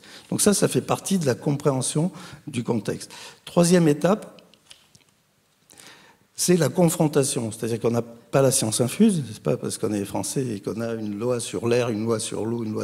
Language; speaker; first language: French; native; French